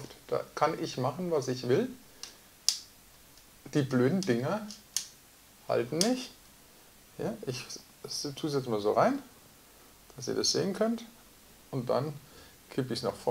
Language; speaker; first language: German; native; German